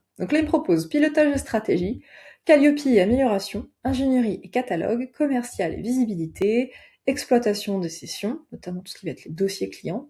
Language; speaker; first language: French; native; French